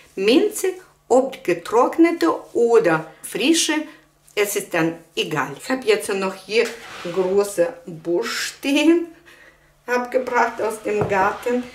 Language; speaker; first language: German; non-native, fluent; Russian